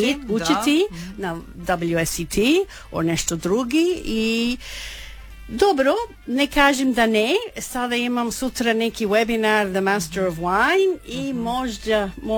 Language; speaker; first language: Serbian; non-native, learner; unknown